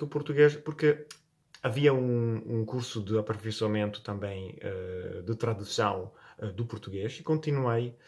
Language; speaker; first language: Portuguese; non-native, fluent; Italian